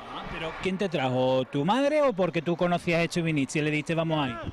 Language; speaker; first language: Spanish; native; Spanish